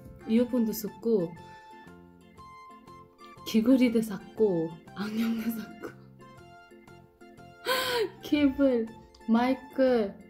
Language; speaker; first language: Korean; non-native, fluent; Uzbek